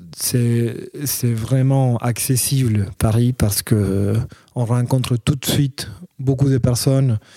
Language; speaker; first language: French; non-native, fluent; Spanish